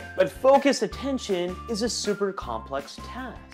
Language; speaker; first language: English; native; English